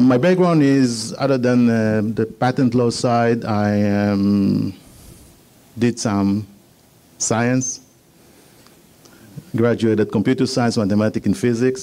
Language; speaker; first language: English; non-native, fluent; Hebrew